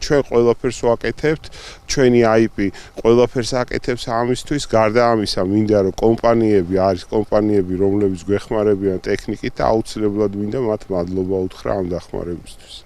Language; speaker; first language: Georgian; native; Georgian